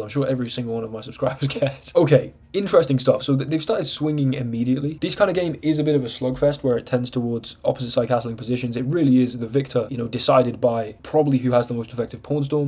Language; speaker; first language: English; native; English